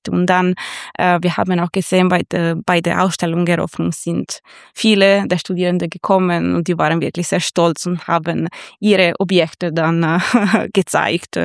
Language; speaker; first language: German; non-native, fluent; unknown